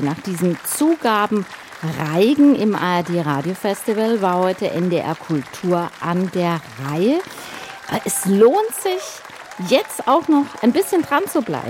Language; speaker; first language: German; native; German